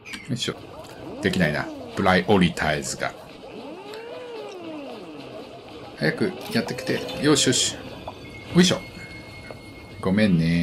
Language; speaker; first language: Japanese; native; Japanese